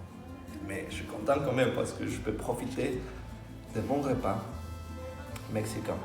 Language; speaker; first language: French; non-native, fluent; Spanish